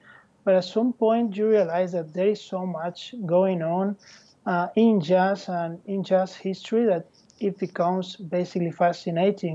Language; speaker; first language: English; non-native, fluent; Spanish